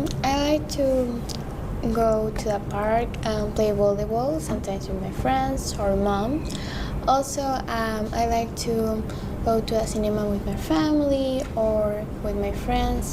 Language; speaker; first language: English; non-native, learner; Spanish